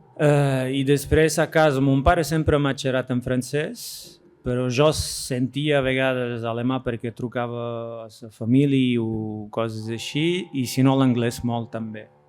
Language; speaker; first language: Catalan; non-native, fluent; French